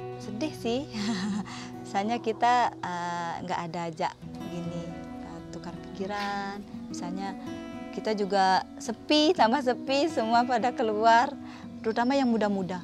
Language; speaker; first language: Indonesian; non-native, local second language; Balinese